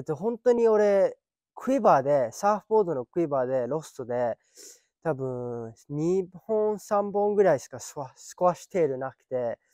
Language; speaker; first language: Japanese; early bilingual, heritage; Japanese